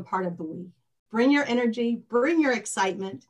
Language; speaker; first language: English; native; English